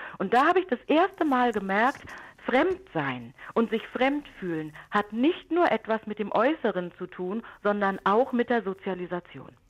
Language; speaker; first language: German; native; German